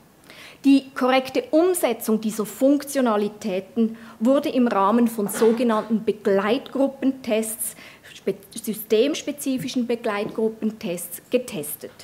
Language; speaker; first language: German; native; German